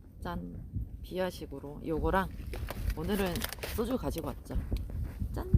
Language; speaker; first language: Korean; native; Korean